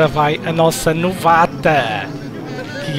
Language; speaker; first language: Portuguese; native; Portuguese